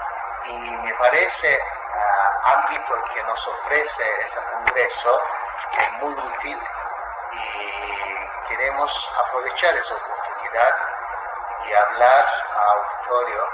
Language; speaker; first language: Spanish; non-native, fluent; Azerbaijani